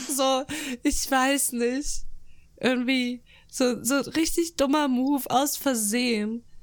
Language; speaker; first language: German; early bilingual, other home language; Russian